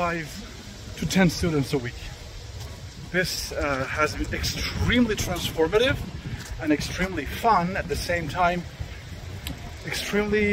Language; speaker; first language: English; non-native, fluent; Persian